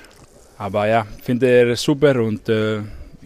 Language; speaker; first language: German; non-native, learner; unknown